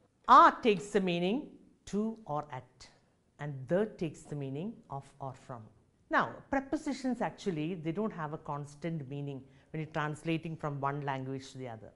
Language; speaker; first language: English; non-native, local second language; Malayalam